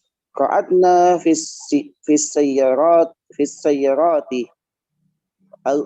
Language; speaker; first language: Arabic; non-native, learner; Indonesian